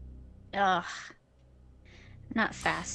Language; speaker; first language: English; native; English